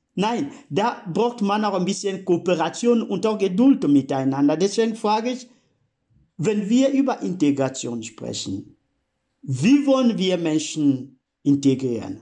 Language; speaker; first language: German; non-native, fluent; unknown